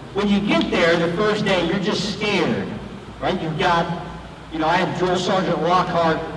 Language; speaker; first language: English; native; English